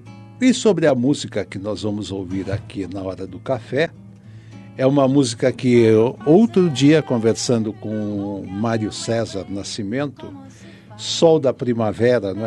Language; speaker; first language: Portuguese; native; Portuguese